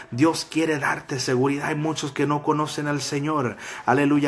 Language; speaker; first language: Spanish; early bilingual, heritage; Spanish